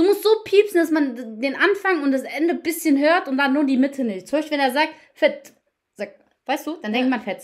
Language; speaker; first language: German; early bilingual, other home language; Albanian